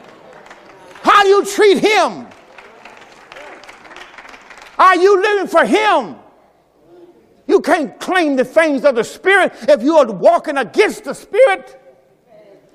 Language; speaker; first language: English; native; English